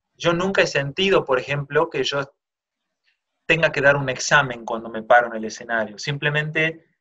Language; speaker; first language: Spanish; native; Spanish